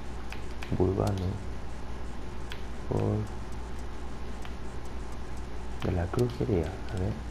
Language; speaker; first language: Spanish; native; Spanish